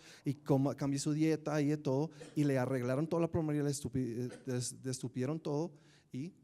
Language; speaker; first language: Spanish; native; Spanish